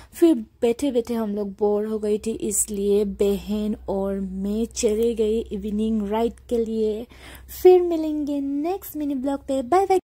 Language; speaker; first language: Hindi; non-native, local second language; Assamese